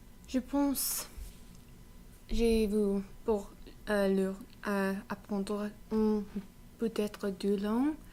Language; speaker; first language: French; non-native, learner; English